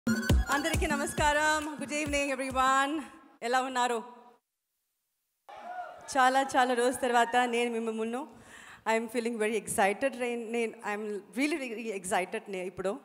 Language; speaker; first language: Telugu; non-native, local second language; Tamil